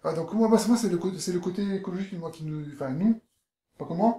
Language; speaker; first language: French; native; French